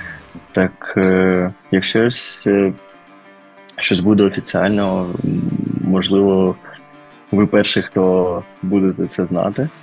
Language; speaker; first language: Ukrainian; early bilingual, heritage; Ukrainian